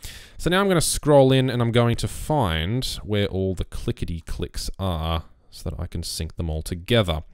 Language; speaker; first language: English; native; English